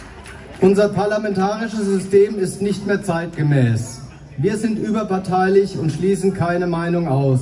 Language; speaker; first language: German; native; German